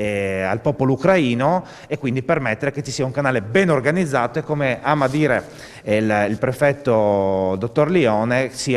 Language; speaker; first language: Italian; native; Italian